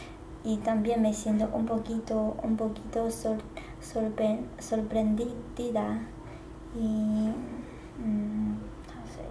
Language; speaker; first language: Spanish; non-native, learner; Chinese